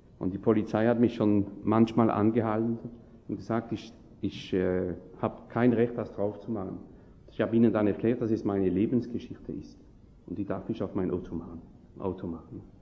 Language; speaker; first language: German; non-native, fluent; French